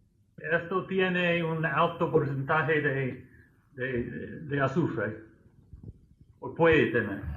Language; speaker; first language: Spanish; non-native, fluent; English